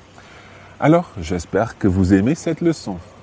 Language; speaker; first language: French; non-native, fluent; English